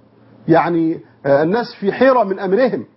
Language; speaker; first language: Arabic; native; Arabic